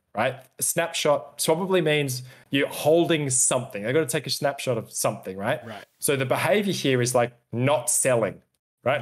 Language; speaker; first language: English; native; English